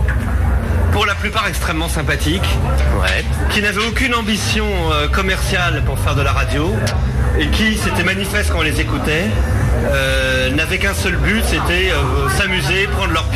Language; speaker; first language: French; native; French